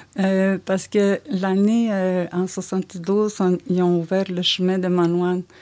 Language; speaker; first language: French; non-native, local second language; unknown